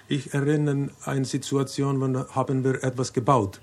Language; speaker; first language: German; non-native, learner; Finnish